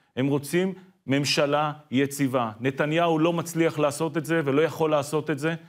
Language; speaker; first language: Hebrew; native; Hebrew